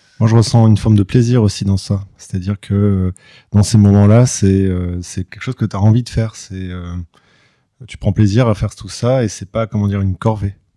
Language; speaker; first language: French; native; French